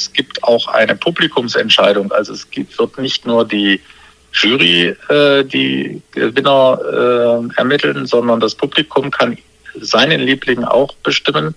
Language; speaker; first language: German; native; German